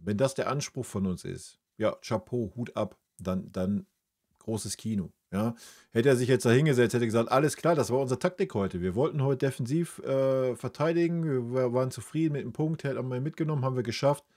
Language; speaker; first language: German; native; German